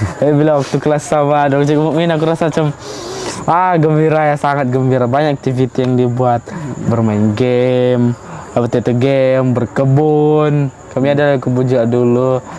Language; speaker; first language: Malay; early bilingual, other home language; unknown